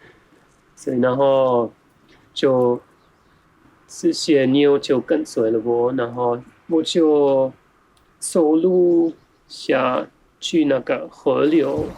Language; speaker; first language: Chinese; non-native, fluent; German